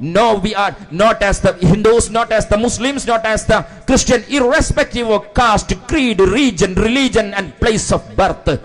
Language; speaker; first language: English; non-native, local second language; Malayalam